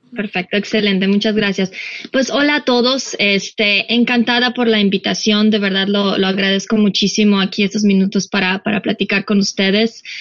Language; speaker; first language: Spanish; non-native, fluent; Russian